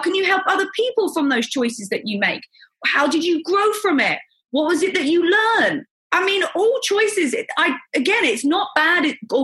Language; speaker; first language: English; native; English